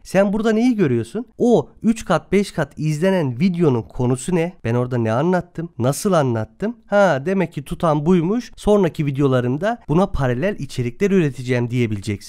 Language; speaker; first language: Turkish; native; Turkish